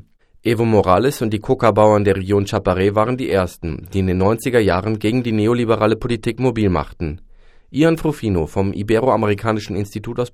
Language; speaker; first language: German; native; German